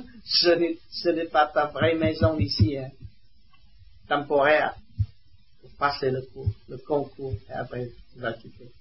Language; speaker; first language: French; non-native, learner; Vietnamese